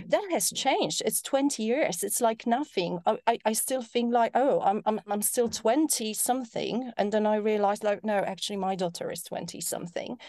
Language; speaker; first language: English; non-native, fluent; Polish